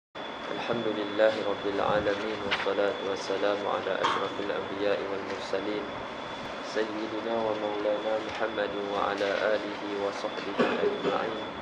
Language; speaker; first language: Arabic; non-native, fluent; Malay